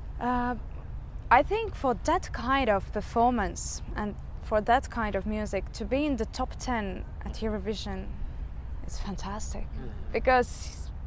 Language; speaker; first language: English; non-native, fluent; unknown